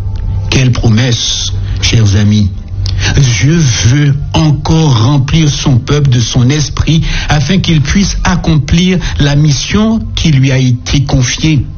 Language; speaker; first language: French; native; French